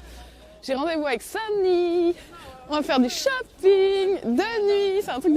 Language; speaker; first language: French; native; French